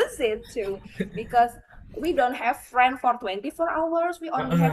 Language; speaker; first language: English; non-native, fluent; Indonesian